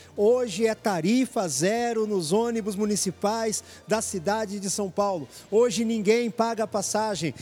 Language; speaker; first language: Portuguese; native; Portuguese